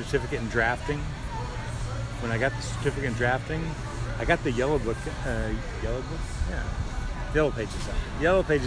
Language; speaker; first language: English; native; English